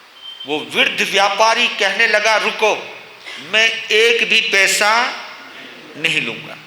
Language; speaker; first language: Hindi; native; Hindi